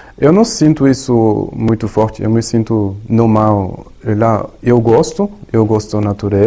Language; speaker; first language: Portuguese; non-native, learner; German